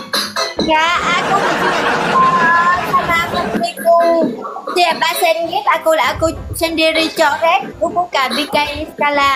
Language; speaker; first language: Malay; non-native, learner; Vietnamese